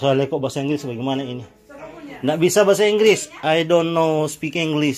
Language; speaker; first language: Indonesian; native; Indonesian